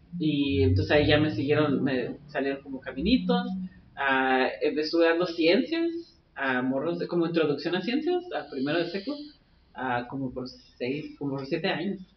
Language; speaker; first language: Spanish; native; Spanish